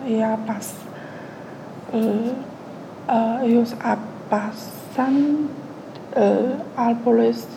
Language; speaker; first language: Spanish; non-native, learner; Chinese